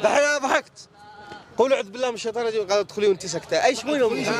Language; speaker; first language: Arabic; native; Arabic